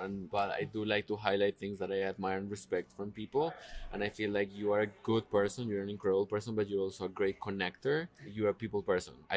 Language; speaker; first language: English; non-native, fluent; Spanish